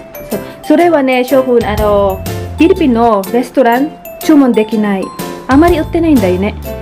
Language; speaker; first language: Japanese; non-native, fluent; Filipino